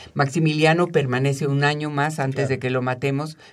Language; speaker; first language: Spanish; native; Spanish